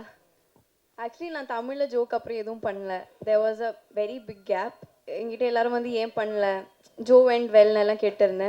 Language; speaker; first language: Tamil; non-native, fluent; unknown